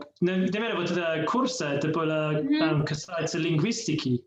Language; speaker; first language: Russian; non-native, learner; English